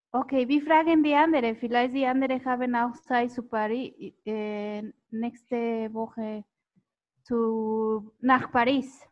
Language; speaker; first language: German; non-native, learner; Spanish